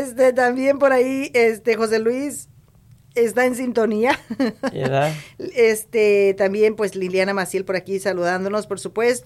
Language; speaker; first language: Spanish; native; Spanish